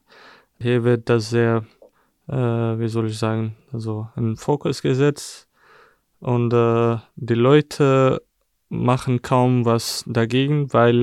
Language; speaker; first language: German; non-native, fluent; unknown